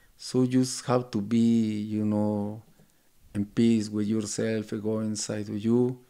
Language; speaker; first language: English; non-native, learner; Spanish